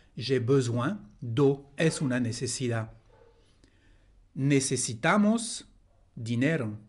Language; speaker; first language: Spanish; non-native, fluent; French